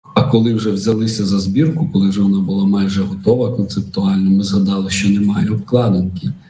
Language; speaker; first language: Ukrainian; native; Ukrainian